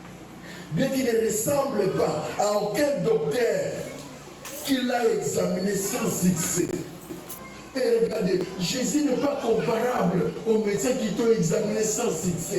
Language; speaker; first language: French; non-native, local second language; Lingala